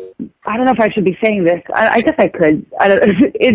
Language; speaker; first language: English; non-native, local second language; Filipino